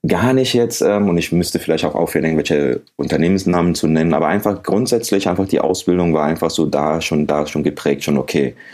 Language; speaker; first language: German; early bilingual, other home language; Akan